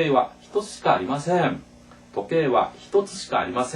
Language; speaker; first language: Japanese; non-native, fluent; Korean